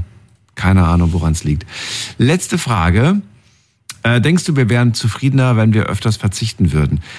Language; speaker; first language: German; native; German